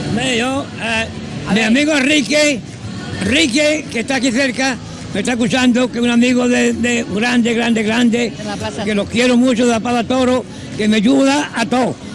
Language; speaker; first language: Spanish; native; Spanish